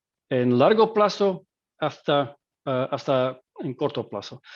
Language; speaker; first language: Spanish; non-native, fluent; Dutch